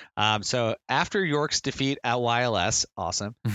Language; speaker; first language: English; native; English